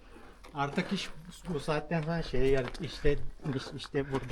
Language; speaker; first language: Turkish; native; Turkish